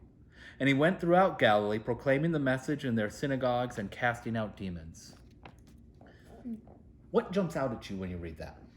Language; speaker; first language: English; native; English